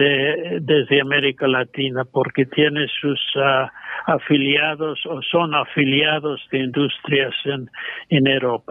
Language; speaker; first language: Spanish; non-native, fluent; English